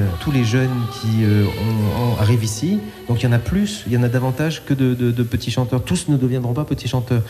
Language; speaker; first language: French; native; French